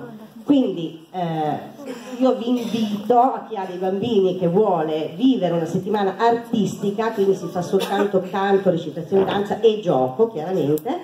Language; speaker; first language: Italian; native; Italian